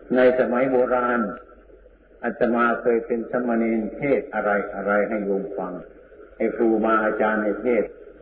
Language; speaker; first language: Thai; non-native, local second language; Northeastern Thai